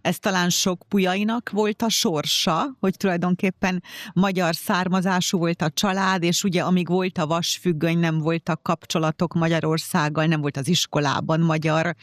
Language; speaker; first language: Hungarian; native; Hungarian